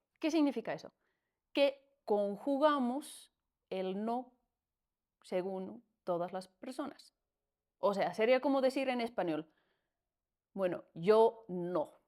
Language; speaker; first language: Spanish; non-native, fluent; Finnish